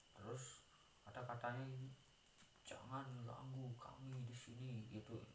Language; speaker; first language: Indonesian; non-native, local second language; Balinese